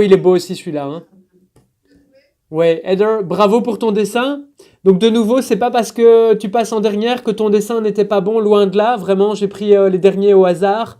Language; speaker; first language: French; native; French